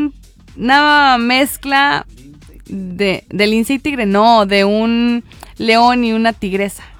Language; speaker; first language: Spanish; native; Spanish